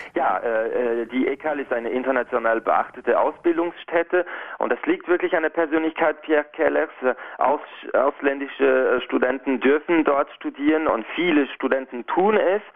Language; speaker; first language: German; non-native, local second language; French